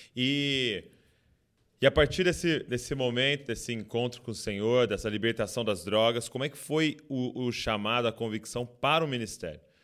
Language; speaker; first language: Portuguese; native; Portuguese